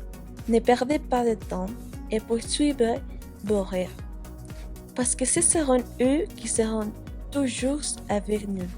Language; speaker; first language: French; non-native, fluent; Spanish